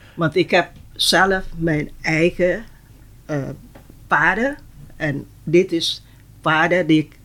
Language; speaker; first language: Dutch; non-native, local second language; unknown